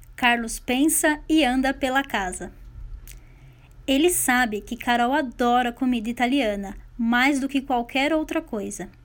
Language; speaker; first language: Portuguese; native; Portuguese